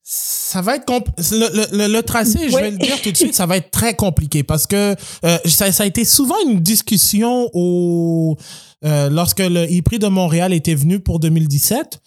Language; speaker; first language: French; native; French